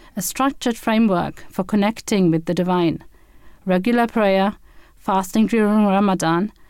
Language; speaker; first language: English; non-native, fluent; German